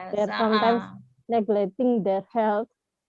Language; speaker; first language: English; non-native, fluent; Indonesian